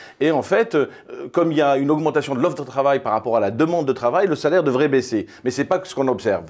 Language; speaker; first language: French; early bilingual, other home language; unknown